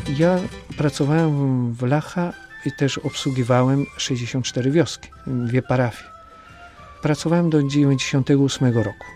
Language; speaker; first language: Polish; native; Polish